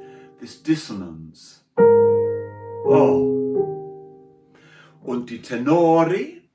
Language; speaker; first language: German; non-native, learner; English